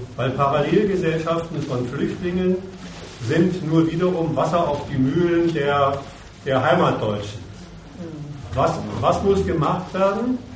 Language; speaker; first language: German; native; German